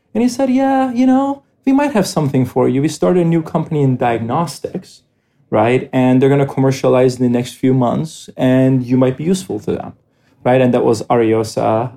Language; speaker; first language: English; non-native, fluent; Greek